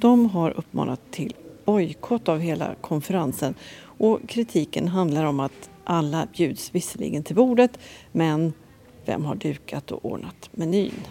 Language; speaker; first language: Swedish; native; Swedish